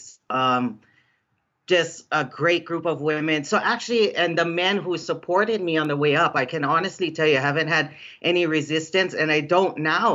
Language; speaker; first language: English; native; English